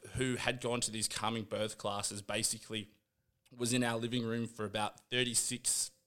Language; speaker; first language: English; native; English